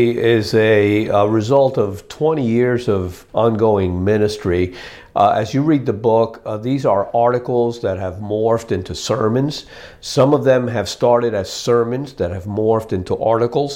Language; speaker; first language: English; native; English